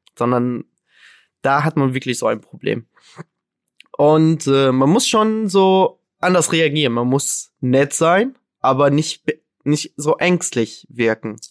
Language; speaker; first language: German; non-native, fluent; Arabic